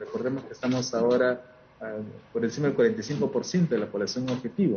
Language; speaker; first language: Spanish; native; Spanish